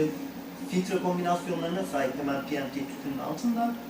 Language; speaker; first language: Turkish; native; Turkish